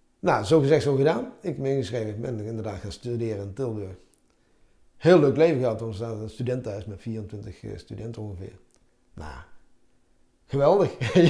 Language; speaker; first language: Dutch; early bilingual, other home language; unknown